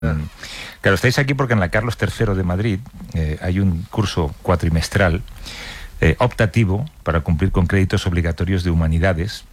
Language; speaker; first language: Spanish; native; Spanish